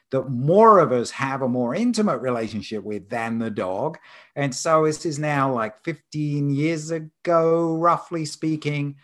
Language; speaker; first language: English; native; English